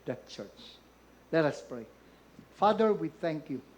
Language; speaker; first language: English; non-native, local second language; Filipino